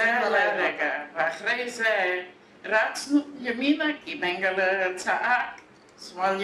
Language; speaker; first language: Hebrew; non-native, fluent; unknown